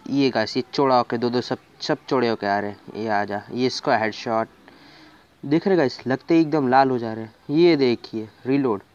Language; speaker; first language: Hindi; native; Hindi